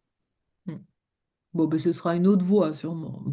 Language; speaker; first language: French; native; French